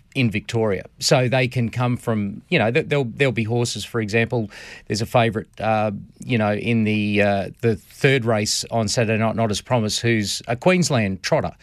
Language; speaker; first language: English; native; English